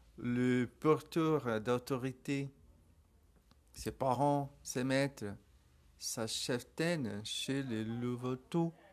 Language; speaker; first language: French; non-native, learner; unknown